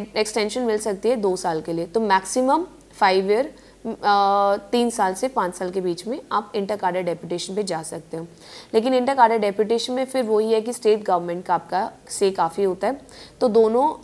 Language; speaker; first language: Hindi; native; Hindi